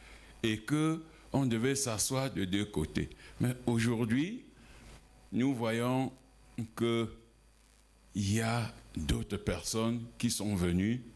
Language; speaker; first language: French; non-native, local second language; Ghomala